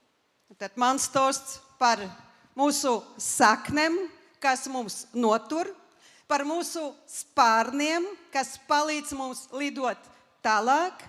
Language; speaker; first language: Latvian; non-native, local second language; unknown